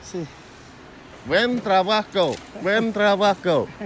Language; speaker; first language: Spanish; non-native, learner; Khmer